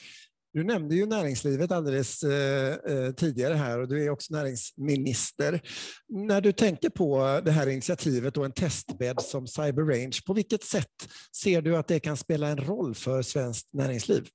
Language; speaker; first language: Swedish; native; Swedish